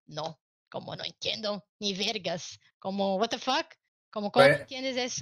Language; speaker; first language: Spanish; non-native, learner; Portuguese